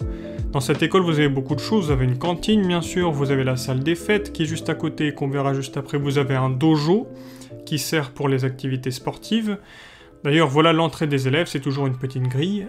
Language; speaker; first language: French; native; French